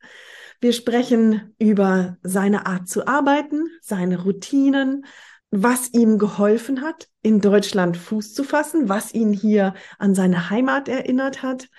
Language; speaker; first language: German; native; German